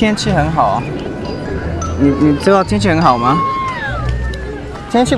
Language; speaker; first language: Chinese; early bilingual, heritage; Chinese